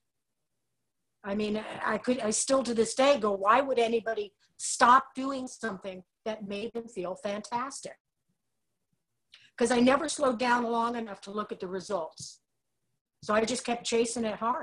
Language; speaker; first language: English; native; English